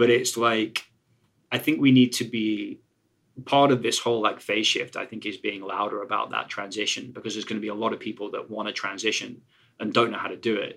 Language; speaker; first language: English; native; English